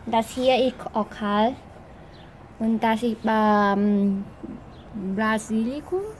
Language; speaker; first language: German; non-native, learner; Vietnamese